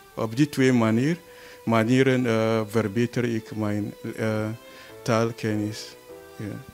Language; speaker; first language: Dutch; non-native, learner; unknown